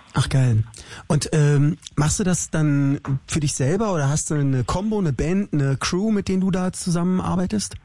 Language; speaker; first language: German; native; German